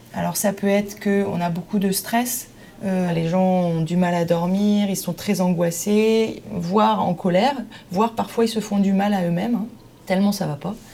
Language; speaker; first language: French; native; French